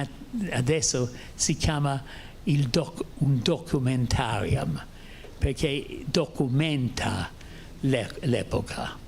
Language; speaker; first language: Italian; non-native, fluent; English